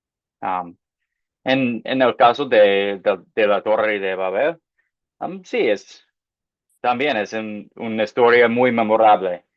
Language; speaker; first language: Spanish; non-native, fluent; English